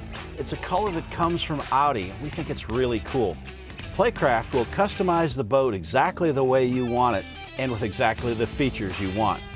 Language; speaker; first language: English; native; English